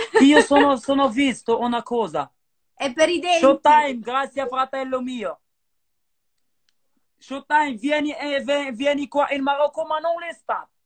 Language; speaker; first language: Italian; non-native, learner; Arabic